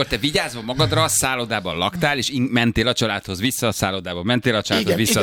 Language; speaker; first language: Hungarian; native; Hungarian